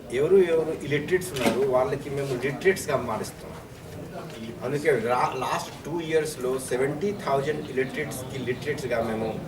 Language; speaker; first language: Telugu; non-native, fluent; Hindi